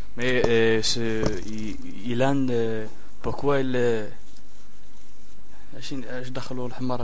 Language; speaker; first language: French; non-native, local second language; Arabic